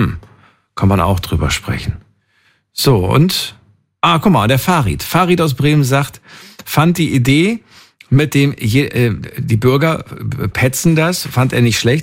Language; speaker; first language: German; native; German